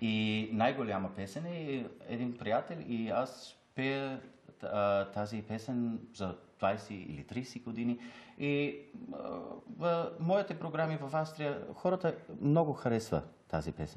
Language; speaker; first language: Bulgarian; non-native, learner; German